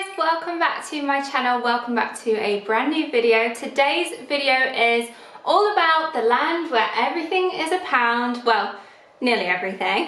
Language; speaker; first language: English; native; English